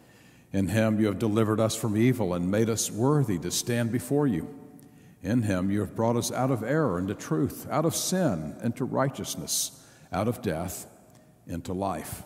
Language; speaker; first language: English; native; English